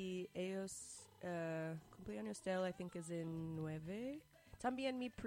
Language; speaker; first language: Spanish; non-native, learner; English